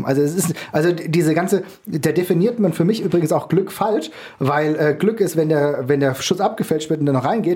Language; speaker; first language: German; native; German